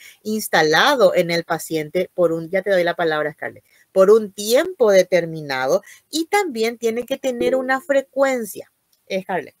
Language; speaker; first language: Spanish; native; Spanish